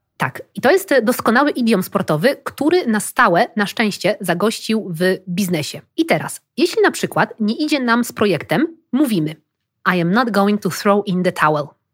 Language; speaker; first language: Polish; early bilingual, heritage; Polish